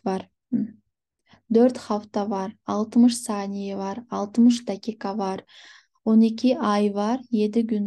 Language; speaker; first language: Turkish; non-native, fluent; Kyrgyz